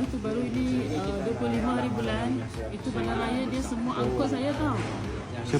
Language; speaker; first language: Malay; native; Malay